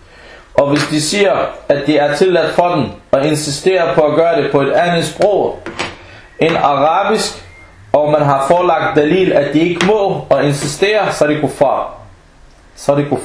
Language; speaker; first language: Danish; non-native, fluent; Arabic